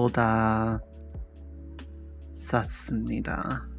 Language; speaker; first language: Korean; non-native, learner; English